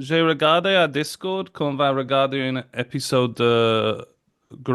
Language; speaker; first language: French; non-native, learner; English